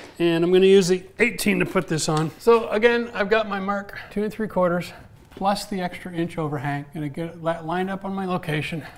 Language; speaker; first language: English; native; English